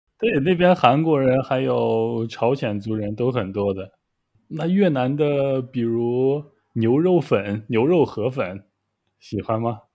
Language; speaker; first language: Chinese; native; Chinese